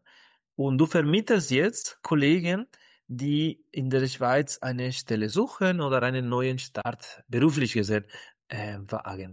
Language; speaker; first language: German; non-native, fluent; Spanish